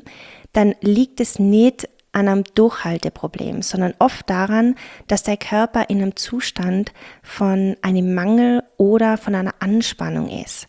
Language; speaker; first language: German; native; German